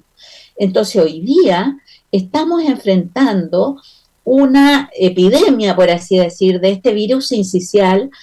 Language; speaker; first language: Spanish; native; Spanish